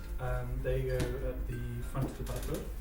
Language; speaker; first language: English; native; English